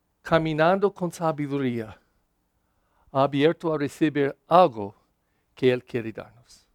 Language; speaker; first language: Spanish; non-native, learner; English